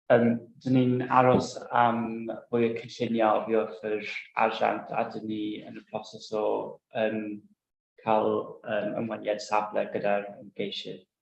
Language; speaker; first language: Welsh; non-native, local second language; English